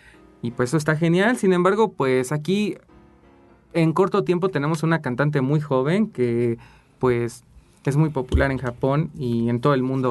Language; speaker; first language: Spanish; native; Spanish